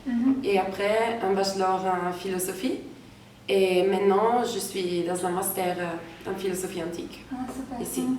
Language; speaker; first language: French; non-native, fluent; Italian